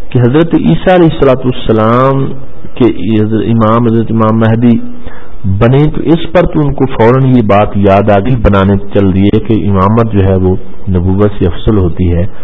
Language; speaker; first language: Urdu; non-native, local second language; Punjabi